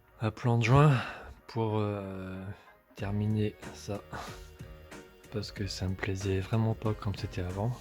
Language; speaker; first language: French; native; French